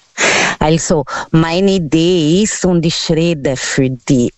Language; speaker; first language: German; non-native, fluent; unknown